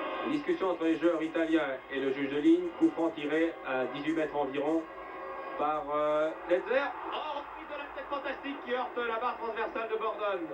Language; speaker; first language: French; native; French